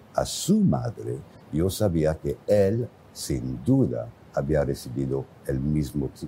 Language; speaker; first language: Spanish; non-native, fluent; English